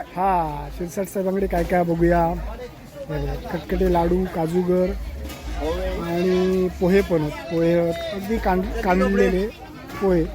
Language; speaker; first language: Marathi; native; Marathi